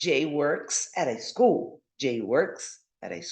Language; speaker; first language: English; non-native, fluent; Portuguese